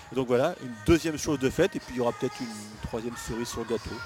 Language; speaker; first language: French; native; French